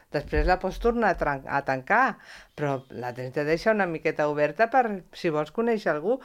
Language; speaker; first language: Catalan; non-native, local second language; Spanish